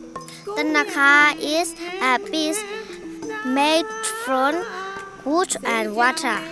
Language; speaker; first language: English; non-native, learner; Burmese